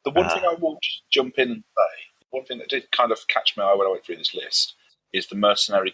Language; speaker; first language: English; native; English